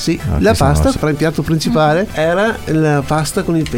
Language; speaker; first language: Italian; native; Italian